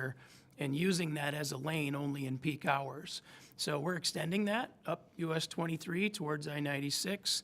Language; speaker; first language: English; native; English